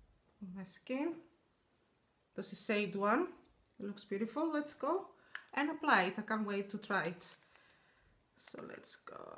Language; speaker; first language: English; non-native, fluent; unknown